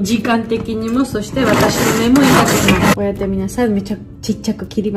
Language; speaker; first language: Japanese; non-native, learner; Georgian